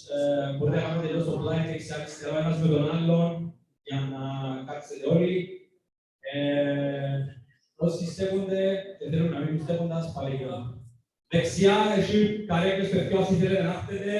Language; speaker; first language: Greek; native; Greek